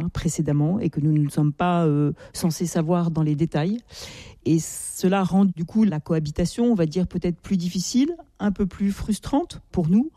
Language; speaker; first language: French; native; French